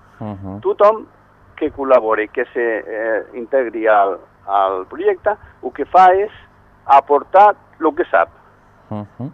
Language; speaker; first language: Catalan; non-native, local second language; Spanish